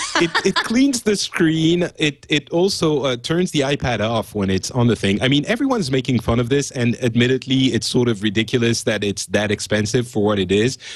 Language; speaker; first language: English; non-native, fluent; French